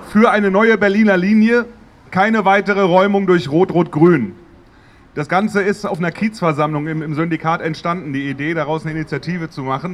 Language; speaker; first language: German; native; German